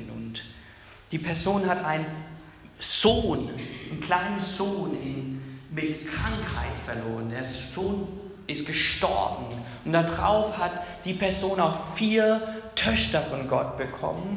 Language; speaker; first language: German; non-native, fluent; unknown